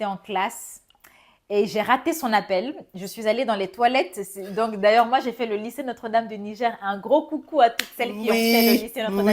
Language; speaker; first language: French; non-native, local second language; Bambara